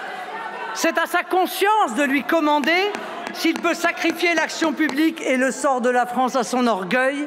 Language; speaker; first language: French; native; French